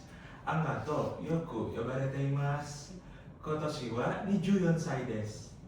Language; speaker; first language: Japanese; non-native, learner; Indonesian